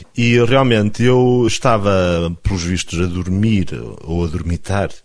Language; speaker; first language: Portuguese; native; Portuguese